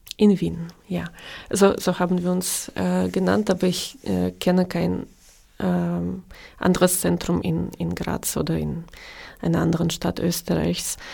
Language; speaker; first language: German; non-native, fluent; Ukrainian